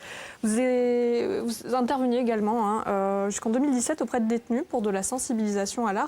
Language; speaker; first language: French; native; French